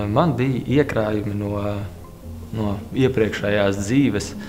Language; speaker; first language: Latvian; native; Latvian